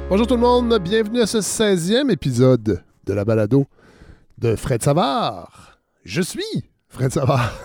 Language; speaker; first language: French; native; French